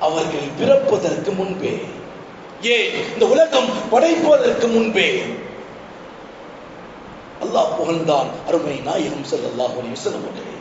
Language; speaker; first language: Tamil; native; Tamil